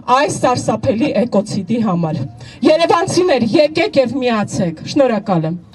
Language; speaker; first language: Armenian; native; Armenian